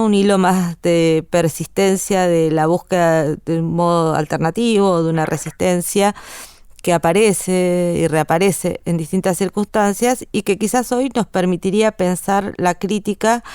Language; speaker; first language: Spanish; native; Spanish